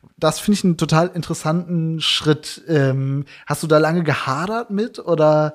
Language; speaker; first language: German; native; German